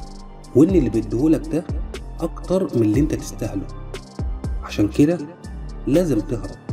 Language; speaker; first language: Arabic; native; Arabic